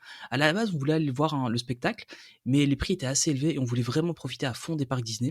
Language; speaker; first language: French; native; French